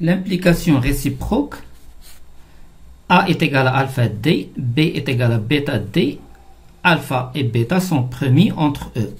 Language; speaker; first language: French; non-native, local second language; Arabic